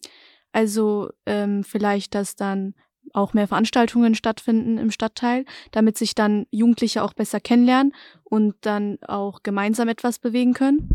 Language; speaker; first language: German; native; German